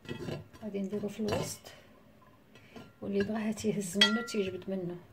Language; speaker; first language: Arabic; native; Arabic